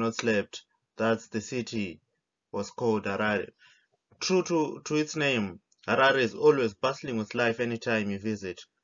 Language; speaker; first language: English; non-native, local second language; Shona